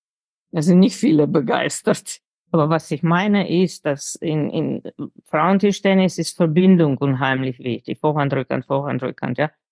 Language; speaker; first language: German; non-native, fluent; Slovenian